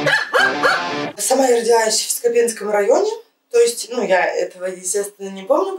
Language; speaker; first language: Russian; native; Russian